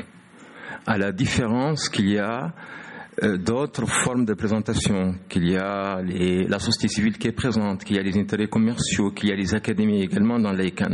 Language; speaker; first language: French; non-native, local second language; Arabic